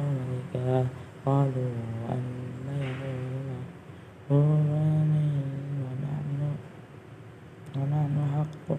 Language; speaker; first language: Arabic; non-native, learner; Indonesian